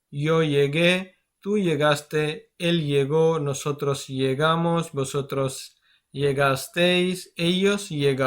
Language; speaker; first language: Spanish; non-native, fluent; Urdu